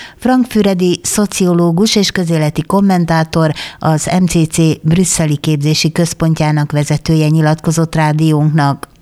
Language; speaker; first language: Hungarian; native; Hungarian